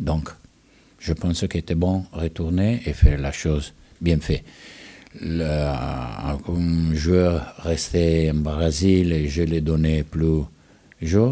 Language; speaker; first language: French; non-native, learner; Italian